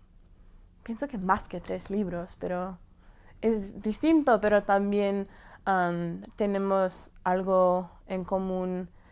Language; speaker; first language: Spanish; non-native, fluent; English